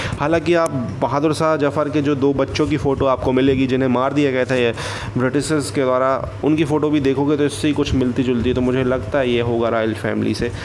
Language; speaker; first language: Hindi; native; Hindi